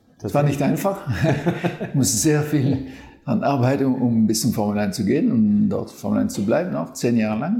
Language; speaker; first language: German; non-native, fluent; French